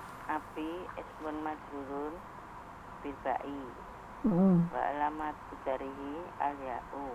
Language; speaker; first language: Arabic; non-native, learner; Indonesian